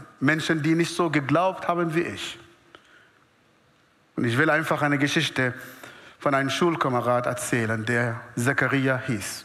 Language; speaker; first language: German; non-native, fluent; Arabic